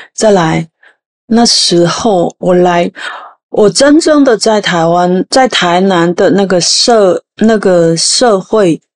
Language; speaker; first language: Chinese; non-native, fluent; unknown